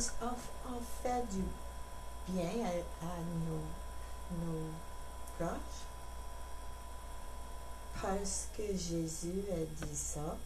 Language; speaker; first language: French; non-native, local second language; English